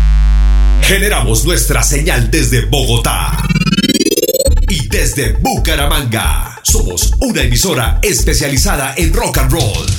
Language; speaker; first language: Spanish; native; Spanish